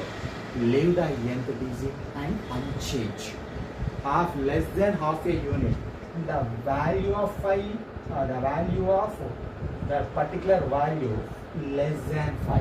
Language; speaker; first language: English; non-native, local second language; Telugu